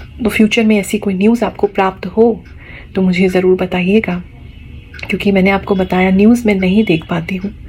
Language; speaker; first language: Hindi; native; Hindi